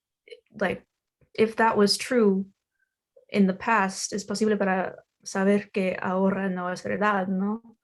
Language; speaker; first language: Spanish; non-native, learner; English